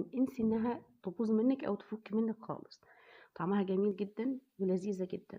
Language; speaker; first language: Arabic; native; Arabic